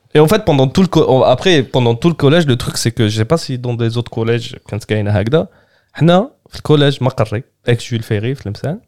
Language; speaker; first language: French; non-native, local second language; Arabic